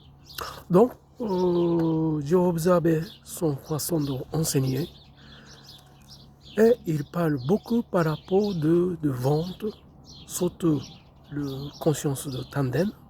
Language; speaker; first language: French; non-native, fluent; Japanese